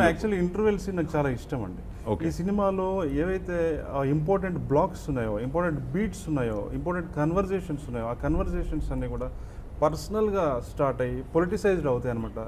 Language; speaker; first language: Telugu; native; Telugu